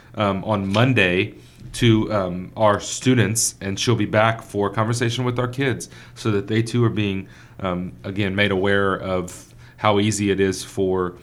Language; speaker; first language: English; native; English